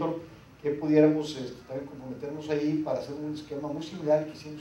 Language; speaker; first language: Spanish; native; Spanish